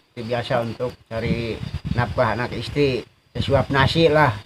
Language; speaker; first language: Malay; non-native, local second language; Sundanese